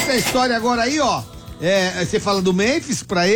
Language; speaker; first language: Portuguese; native; Portuguese